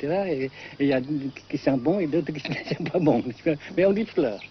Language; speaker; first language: French; non-native, local second language; Vietnamese